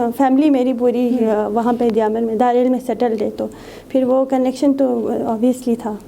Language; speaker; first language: Urdu; non-native, local second language; Shina